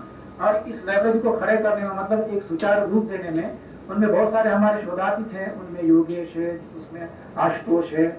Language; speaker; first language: Hindi; native; Hindi